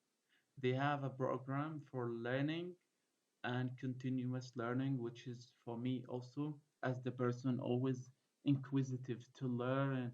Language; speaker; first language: English; non-native, fluent; Arabic